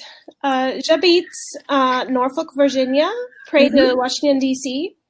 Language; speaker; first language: French; non-native, learner; English